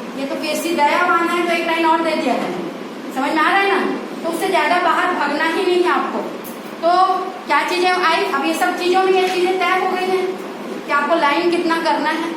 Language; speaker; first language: Hindi; non-native, local second language; Chhattisgarhi